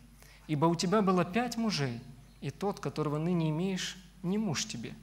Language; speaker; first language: Russian; native; Russian